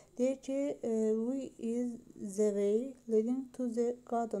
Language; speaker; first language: English; non-native, fluent; Azerbaijani